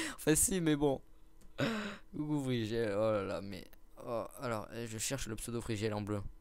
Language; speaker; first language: French; native; French